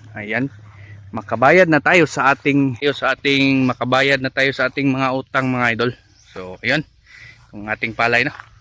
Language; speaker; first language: Filipino; non-native, local second language; Cebuano